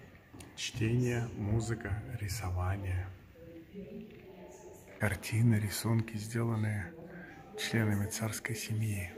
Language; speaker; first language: Russian; native; Russian